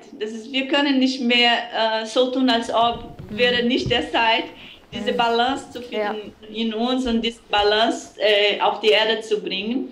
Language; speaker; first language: German; non-native, fluent; Portuguese